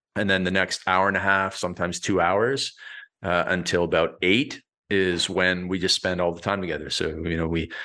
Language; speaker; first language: English; native; English